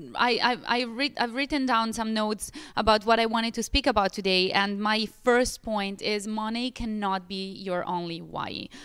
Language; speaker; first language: English; non-native, fluent; Italian